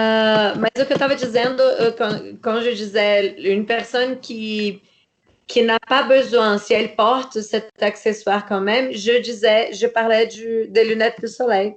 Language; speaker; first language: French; non-native, fluent; Portuguese